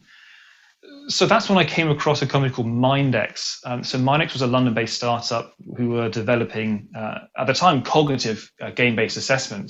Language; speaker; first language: English; native; English